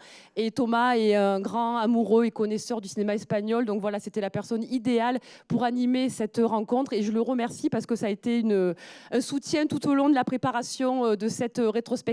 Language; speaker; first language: French; native; French